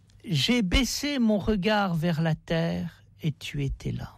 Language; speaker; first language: French; native; French